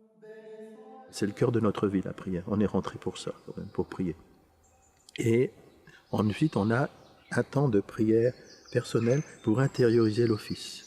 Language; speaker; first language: French; native; French